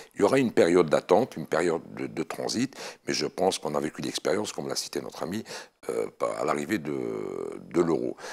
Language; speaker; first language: French; non-native, local second language; Arabic